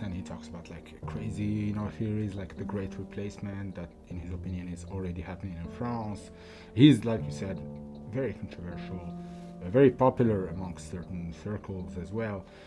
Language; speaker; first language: English; non-native, fluent; Arabic